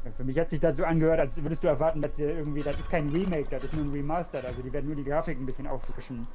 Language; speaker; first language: German; native; German